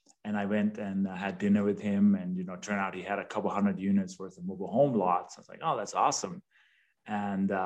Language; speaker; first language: English; non-native, fluent; Danish